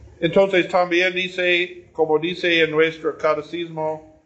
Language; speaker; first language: Spanish; non-native, learner; English